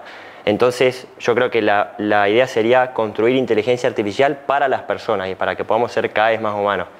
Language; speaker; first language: Spanish; native; Spanish